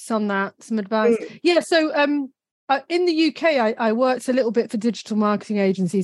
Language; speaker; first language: English; native; English